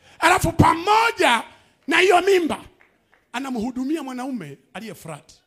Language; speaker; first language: Swahili; native; Swahili